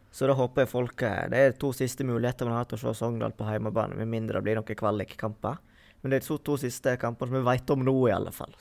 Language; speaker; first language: Norwegian; native; Norwegian